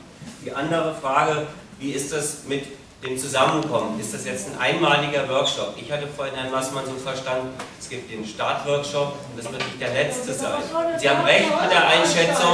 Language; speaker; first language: German; native; German